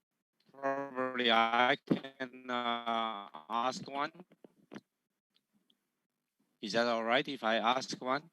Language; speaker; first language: English; non-native, fluent; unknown